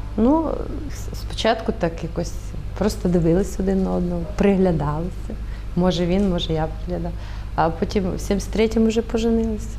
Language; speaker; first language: Ukrainian; native; Ukrainian